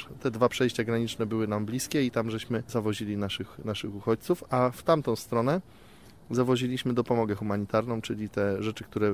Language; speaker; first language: Polish; native; Polish